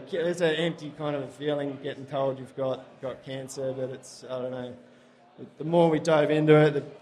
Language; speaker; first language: English; native; English